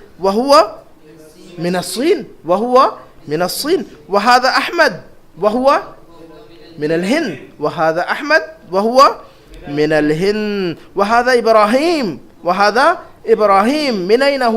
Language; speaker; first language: Arabic; non-native, fluent; Urdu